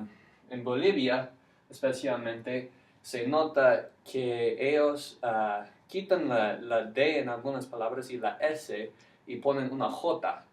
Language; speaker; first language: Spanish; non-native, fluent; English